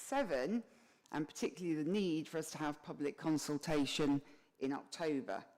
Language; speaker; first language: English; native; English